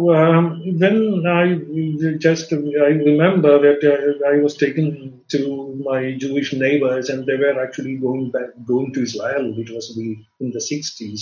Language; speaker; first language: English; non-native, local second language; Malayalam